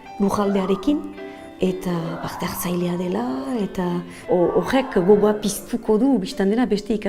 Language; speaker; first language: Basque; native; Basque